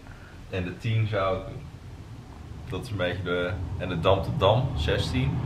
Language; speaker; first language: Dutch; native; Dutch